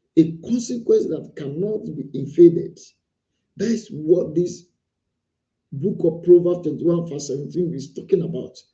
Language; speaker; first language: English; non-native, local second language; Yoruba